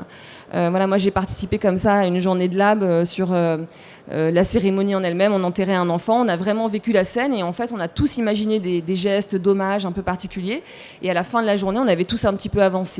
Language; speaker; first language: French; native; French